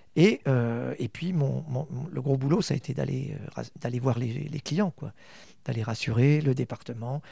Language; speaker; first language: French; native; French